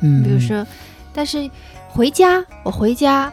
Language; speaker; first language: Chinese; non-native, learner; Japanese